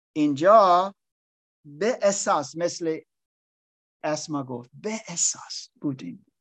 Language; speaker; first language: Persian; non-native, learner; English